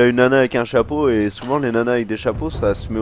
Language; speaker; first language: French; native; French